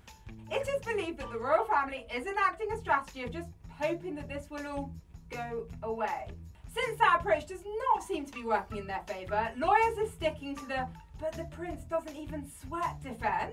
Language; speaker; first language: English; native; English